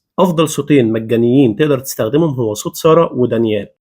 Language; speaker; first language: Arabic; native; Arabic